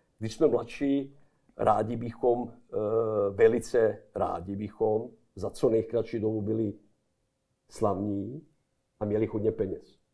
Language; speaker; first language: Czech; non-native, fluent; Serbian